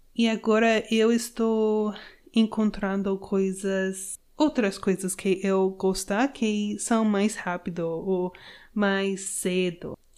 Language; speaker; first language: Portuguese; non-native, learner; English